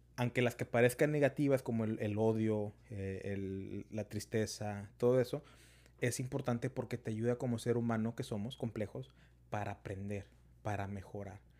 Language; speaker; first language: Spanish; early bilingual, heritage; Spanish